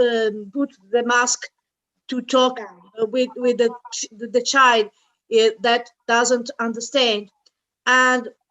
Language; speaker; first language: English; non-native, fluent; Italian